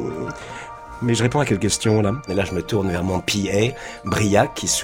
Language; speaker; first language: French; native; French